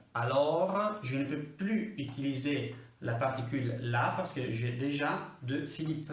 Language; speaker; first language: French; non-native, fluent; Italian